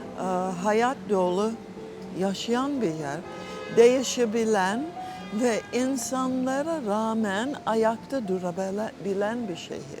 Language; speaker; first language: Turkish; non-native, fluent; English